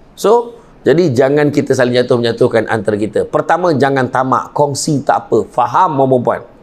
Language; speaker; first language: Malay; native; Malay